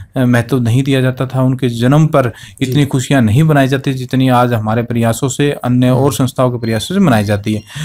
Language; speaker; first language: Hindi; native; Hindi